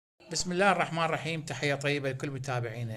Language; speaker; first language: Arabic; native; Arabic